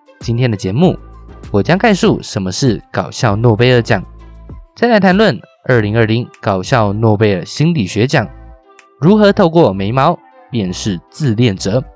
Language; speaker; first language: Chinese; native; Chinese